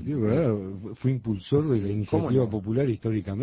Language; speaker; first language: Spanish; native; Spanish